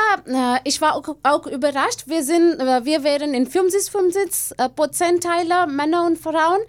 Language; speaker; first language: German; non-native, learner; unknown